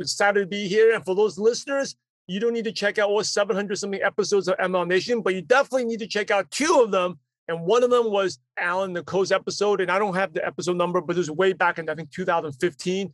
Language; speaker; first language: English; early bilingual, other home language; Cantonese